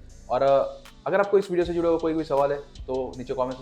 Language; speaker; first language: Hindi; native; Hindi